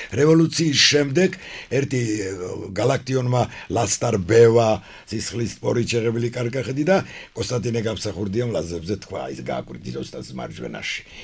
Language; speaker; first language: Georgian; non-native, local second language; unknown